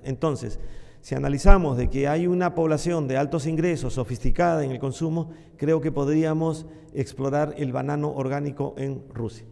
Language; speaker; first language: Spanish; native; Spanish